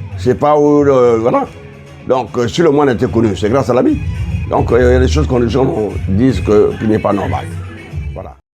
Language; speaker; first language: French; non-native, local second language; Lingala